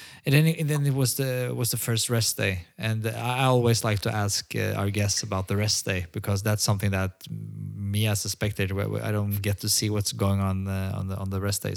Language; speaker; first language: English; non-native, fluent; Norwegian